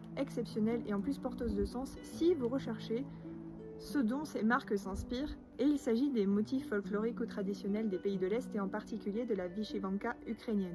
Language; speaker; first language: French; native; French